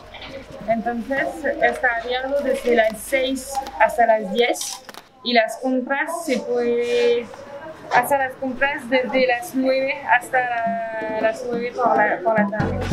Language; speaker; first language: Spanish; non-native, fluent; French